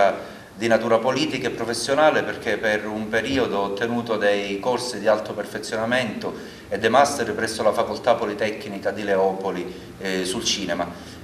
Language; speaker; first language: Italian; native; Italian